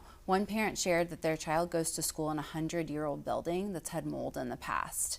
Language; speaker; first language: English; native; English